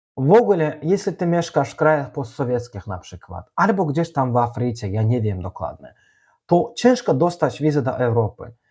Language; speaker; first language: Polish; non-native, fluent; Azerbaijani